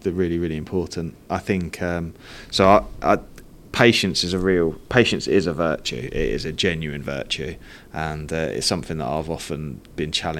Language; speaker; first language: English; native; English